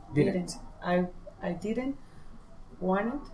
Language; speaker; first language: English; non-native, learner; Spanish